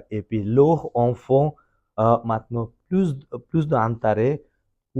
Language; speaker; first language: French; non-native, fluent; Bangla